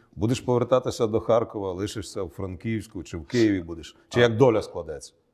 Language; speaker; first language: Ukrainian; native; Ukrainian